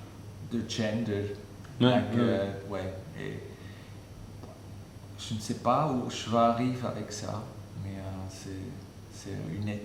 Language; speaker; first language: French; non-native, fluent; German